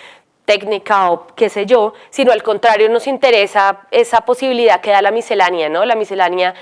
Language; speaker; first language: Spanish; native; Spanish